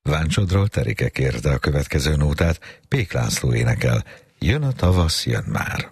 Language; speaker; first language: Hungarian; native; Hungarian